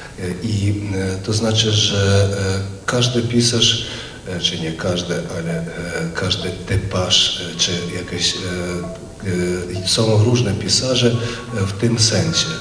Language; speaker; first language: Polish; non-native, learner; Ukrainian